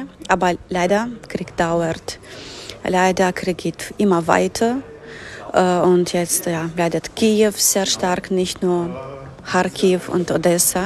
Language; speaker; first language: German; non-native, fluent; Ukrainian